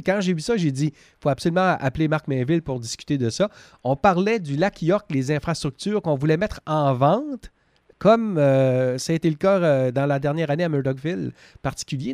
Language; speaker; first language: French; native; French